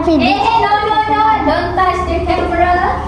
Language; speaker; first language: English; non-native, local second language; Malay